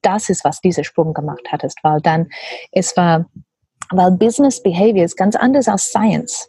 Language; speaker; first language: German; non-native, learner; English